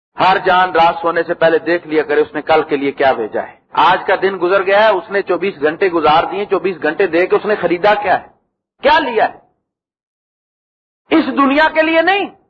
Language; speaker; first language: Urdu; native; Urdu